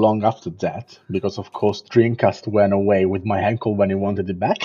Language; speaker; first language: English; non-native, fluent; Italian